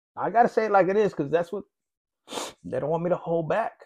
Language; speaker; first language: English; early bilingual, other home language; Spanish